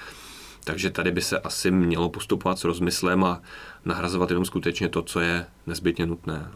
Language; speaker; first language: Czech; native; Czech